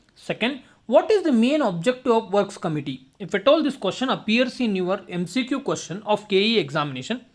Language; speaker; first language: English; non-native, local second language; Kannada